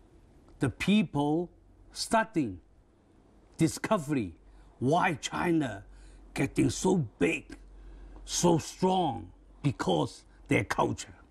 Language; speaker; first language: English; non-native, local second language; Cantonese